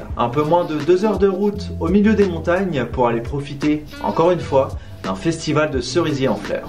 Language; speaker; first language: French; native; French